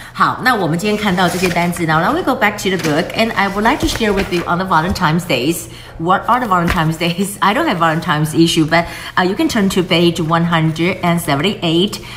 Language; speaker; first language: English; non-native, fluent; Chinese